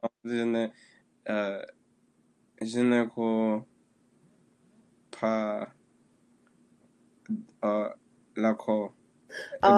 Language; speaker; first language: French; non-native, learner; English